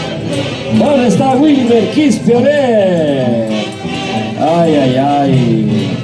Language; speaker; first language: Spanish; native; Spanish